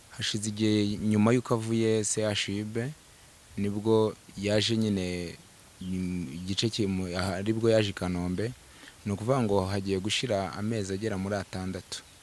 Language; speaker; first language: Kinyarwanda; native; Kinyarwanda